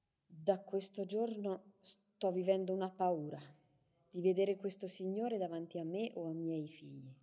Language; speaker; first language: Italian; non-native, learner; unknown